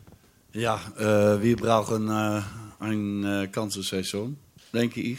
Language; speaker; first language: German; non-native, learner; Dutch